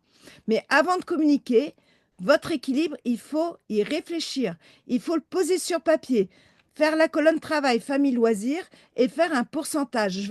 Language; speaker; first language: French; native; French